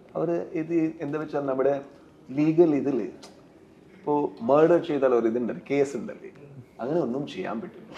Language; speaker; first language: Malayalam; non-native, learner; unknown